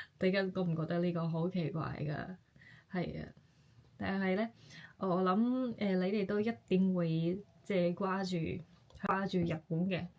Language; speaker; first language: Cantonese; non-native, fluent; Japanese